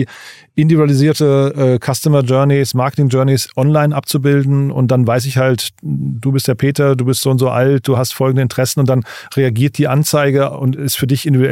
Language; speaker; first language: German; native; German